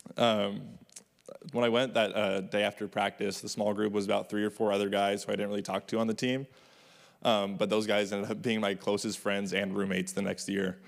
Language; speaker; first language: English; native; English